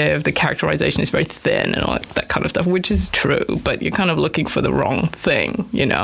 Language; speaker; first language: English; native; English